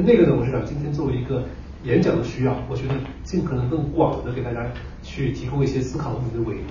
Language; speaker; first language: Chinese; native; Chinese